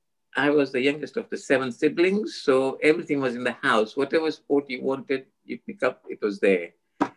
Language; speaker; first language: English; non-native, local second language; Gujarati